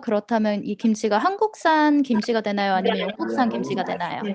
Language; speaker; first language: Korean; native; Korean